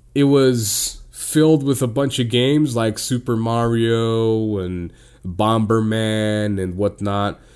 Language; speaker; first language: English; non-native, fluent; Portuguese